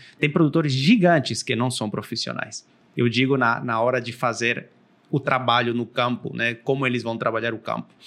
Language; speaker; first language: Portuguese; non-native, fluent; Spanish